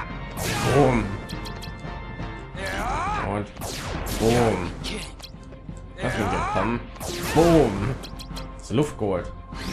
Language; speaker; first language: German; native; German